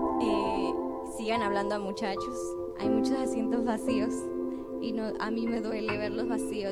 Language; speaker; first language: Spanish; native; Spanish